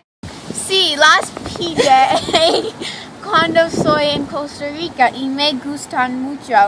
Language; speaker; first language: Spanish; non-native, learner; English